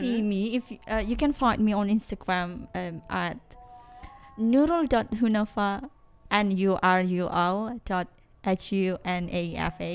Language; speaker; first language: English; non-native, learner; Javanese